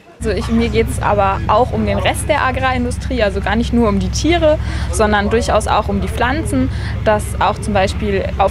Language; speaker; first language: German; native; German